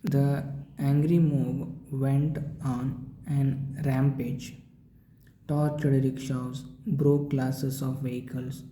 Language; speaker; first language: English; non-native, local second language; Kannada